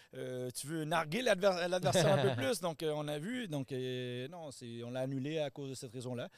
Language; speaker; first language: French; native; French